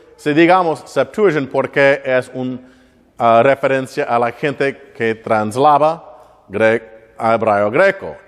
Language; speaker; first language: Spanish; non-native, learner; English